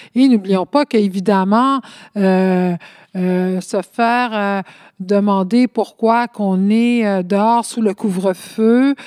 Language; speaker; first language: French; early bilingual, other home language; Spanish